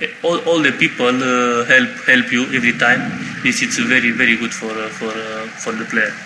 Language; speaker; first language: English; non-native, learner; Romanian